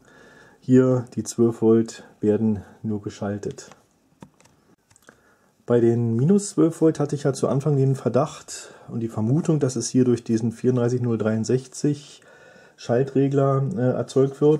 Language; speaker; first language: German; native; German